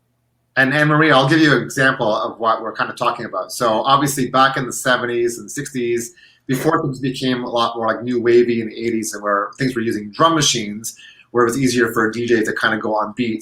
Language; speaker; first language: English; native; English